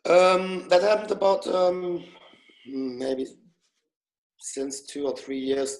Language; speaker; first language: English; non-native, fluent; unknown